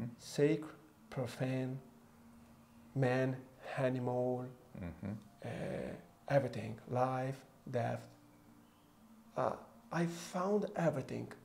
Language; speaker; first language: English; non-native, fluent; Italian